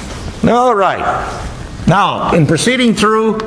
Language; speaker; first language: English; native; English